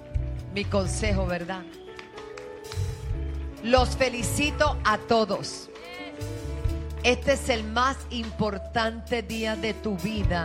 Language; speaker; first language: Spanish; native; Spanish